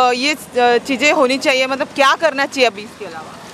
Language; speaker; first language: Hindi; non-native, local second language; Marathi